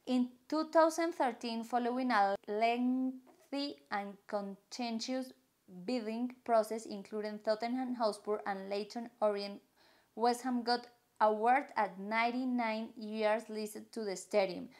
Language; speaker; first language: English; non-native, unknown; Spanish